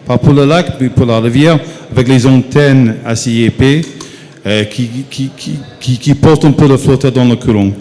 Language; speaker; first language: French; non-native, fluent; English